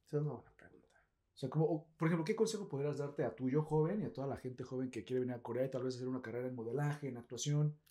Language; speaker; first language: Spanish; native; Spanish